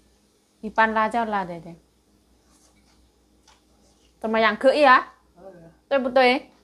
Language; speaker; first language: Chinese; non-native, learner; Indonesian